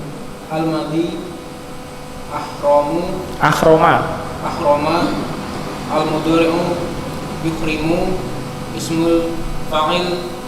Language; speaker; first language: Arabic; non-native, learner; Indonesian